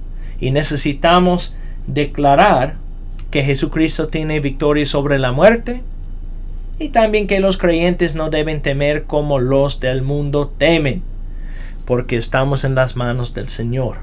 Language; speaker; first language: Spanish; non-native, fluent; English